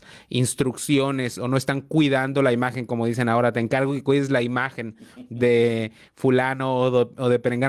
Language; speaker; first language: Spanish; native; Spanish